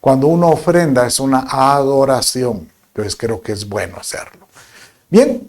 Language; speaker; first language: Spanish; native; Spanish